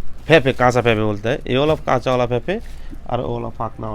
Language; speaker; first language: Hindi; non-native, learner; Bangla